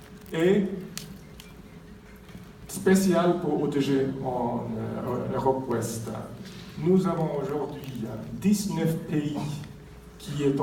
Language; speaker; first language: French; non-native, fluent; Swedish